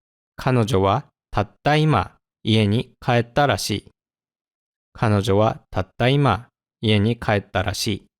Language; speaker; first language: Japanese; non-native, fluent; English